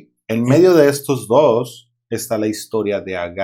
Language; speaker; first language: Spanish; native; Spanish